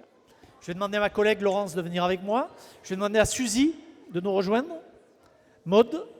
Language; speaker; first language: French; native; French